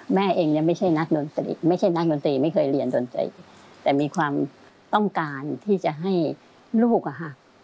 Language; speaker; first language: Thai; native; Thai